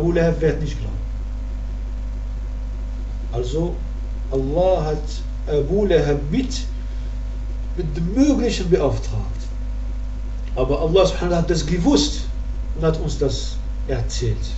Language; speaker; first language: German; non-native, learner; Arabic